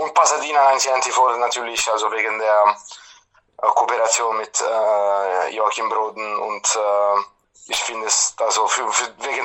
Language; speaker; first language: German; non-native, fluent; Italian